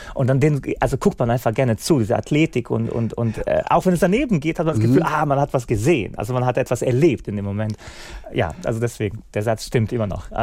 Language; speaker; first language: German; non-native, fluent; Bosnian